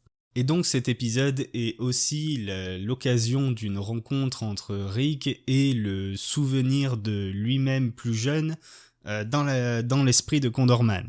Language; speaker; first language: French; native; French